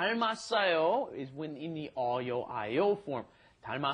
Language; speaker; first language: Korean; non-native, fluent; English